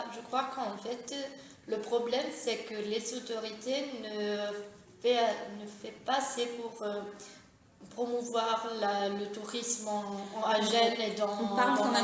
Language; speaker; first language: French; non-native, fluent; Italian